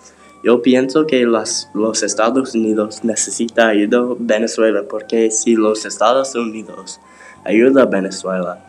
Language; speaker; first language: Spanish; non-native, learner; English